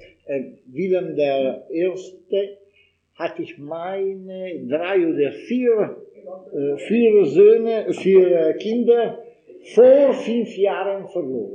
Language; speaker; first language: German; non-native, learner; Italian